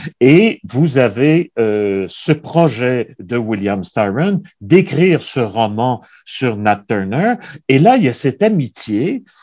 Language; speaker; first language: French; native; French